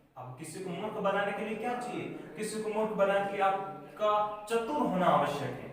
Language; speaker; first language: Hindi; native; Hindi